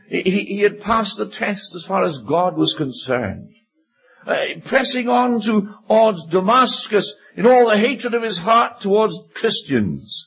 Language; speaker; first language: English; native; English